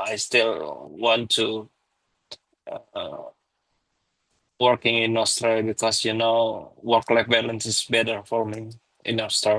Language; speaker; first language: English; non-native, learner; Indonesian